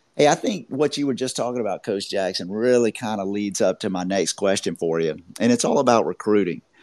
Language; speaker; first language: English; native; English